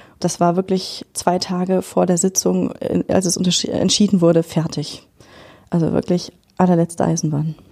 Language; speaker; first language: German; native; German